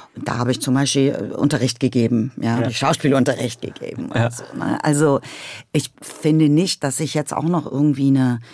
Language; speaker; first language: German; native; German